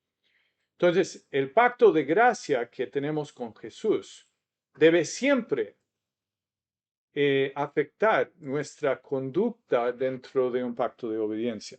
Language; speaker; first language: Spanish; non-native, fluent; English